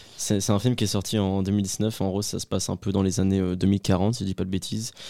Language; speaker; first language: French; native; French